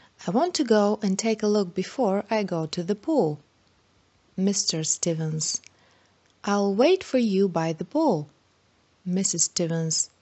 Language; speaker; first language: English; non-native, fluent; Bulgarian